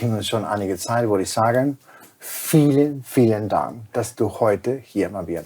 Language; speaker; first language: German; non-native, fluent; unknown